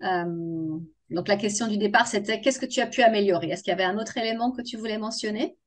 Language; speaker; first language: French; native; French